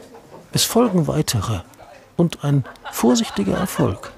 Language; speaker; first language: German; native; German